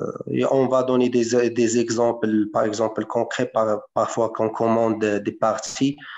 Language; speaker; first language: French; non-native, learner; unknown